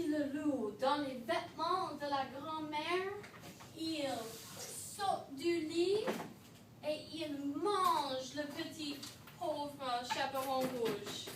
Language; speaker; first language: French; non-native, fluent; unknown